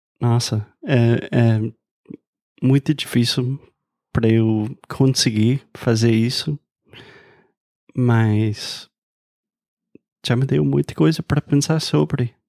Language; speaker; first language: Portuguese; non-native, fluent; English